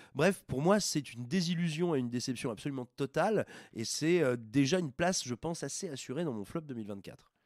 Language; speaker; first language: French; native; French